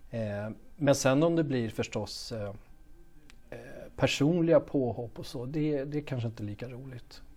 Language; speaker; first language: Swedish; native; Swedish